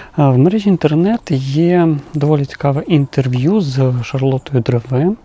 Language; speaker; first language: Ukrainian; non-native, local second language; Russian